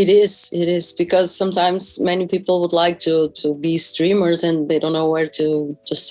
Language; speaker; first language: English; non-native, fluent; Portuguese